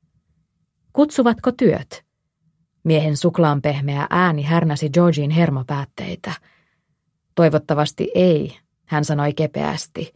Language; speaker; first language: Finnish; native; Finnish